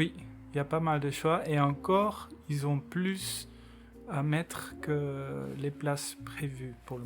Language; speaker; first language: French; non-native, local second language; Dutch